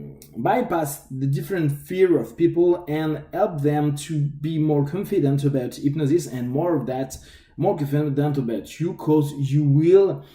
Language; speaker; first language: English; non-native, fluent; French